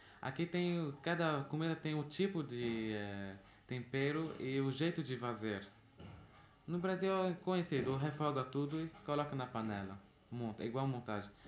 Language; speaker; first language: Portuguese; early bilingual, heritage; Portuguese